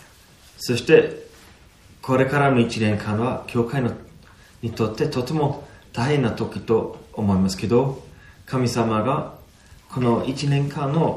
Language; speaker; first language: Japanese; non-native, fluent; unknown